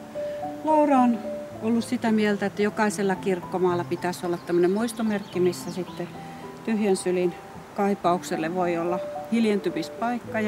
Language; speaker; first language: Finnish; native; Finnish